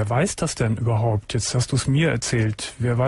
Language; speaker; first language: German; native; German